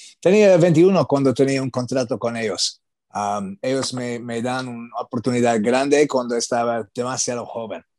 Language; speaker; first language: Spanish; non-native, learner; English